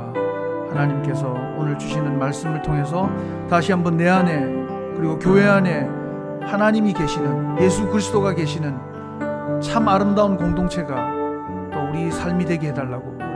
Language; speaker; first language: Korean; native; Korean